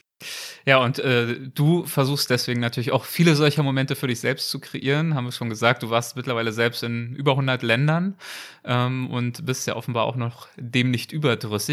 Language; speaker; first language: German; native; German